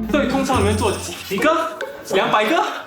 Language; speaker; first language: Chinese; native; Chinese